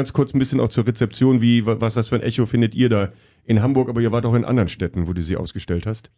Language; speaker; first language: German; native; German